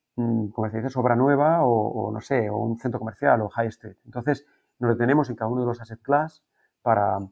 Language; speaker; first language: Spanish; native; Spanish